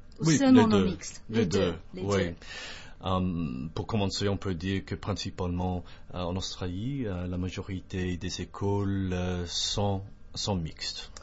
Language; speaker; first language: French; non-native, fluent; English